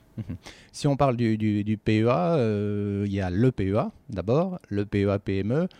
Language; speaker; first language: French; native; French